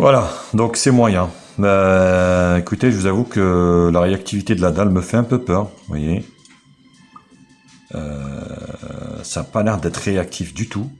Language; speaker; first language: French; native; French